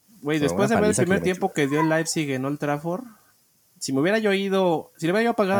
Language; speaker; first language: Spanish; native; Spanish